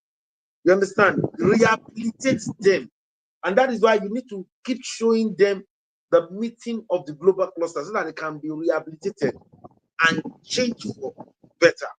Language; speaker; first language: English; non-native, local second language; Yoruba